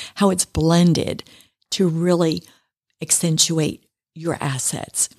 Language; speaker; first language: English; native; English